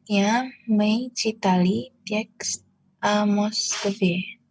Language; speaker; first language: Russian; non-native, learner; Indonesian